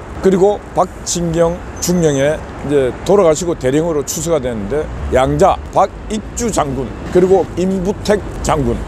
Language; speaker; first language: Korean; native; Korean